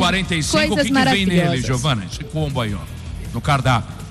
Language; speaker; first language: Portuguese; native; Portuguese